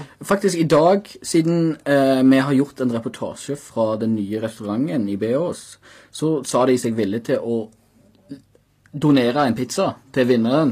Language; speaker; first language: Norwegian; native; Norwegian